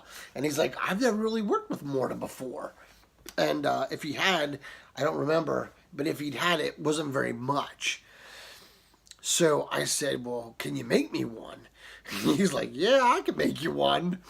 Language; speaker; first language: English; native; English